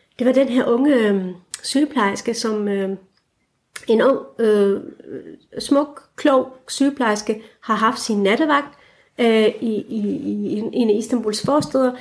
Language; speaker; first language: Danish; early bilingual, other home language; Turkish